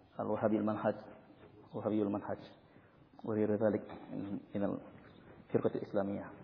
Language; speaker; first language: Arabic; non-native, learner; Indonesian